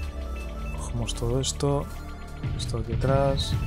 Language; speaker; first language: Spanish; native; Spanish